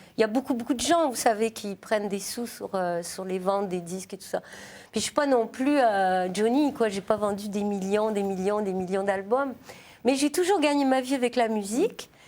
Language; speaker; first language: French; native; French